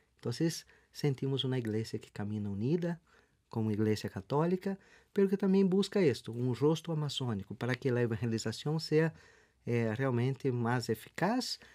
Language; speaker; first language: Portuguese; native; Portuguese